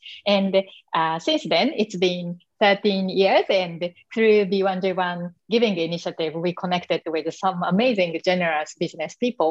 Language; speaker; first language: English; non-native, fluent; Japanese